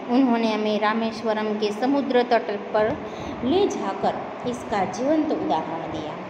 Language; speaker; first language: Hindi; non-native, local second language; Gujarati